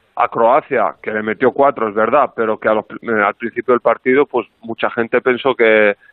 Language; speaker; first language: Spanish; non-native, fluent; Arabic